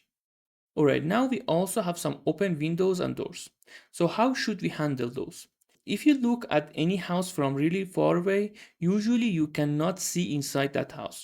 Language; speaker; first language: English; non-native, fluent; Persian